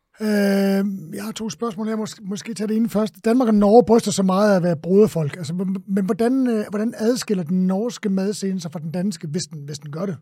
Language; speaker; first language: Danish; native; Danish